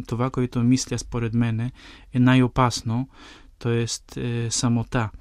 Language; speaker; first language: Bulgarian; non-native, fluent; Polish